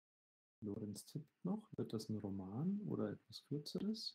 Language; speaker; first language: German; native; German